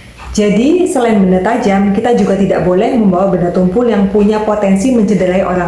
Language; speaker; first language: Indonesian; native; Indonesian